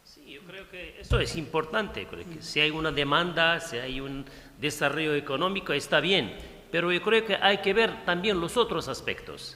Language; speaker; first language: Spanish; non-native, fluent; Arabic